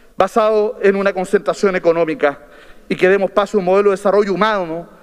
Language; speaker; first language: Spanish; native; Spanish